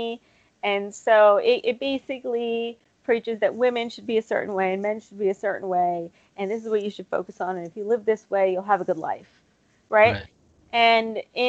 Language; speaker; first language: English; native; English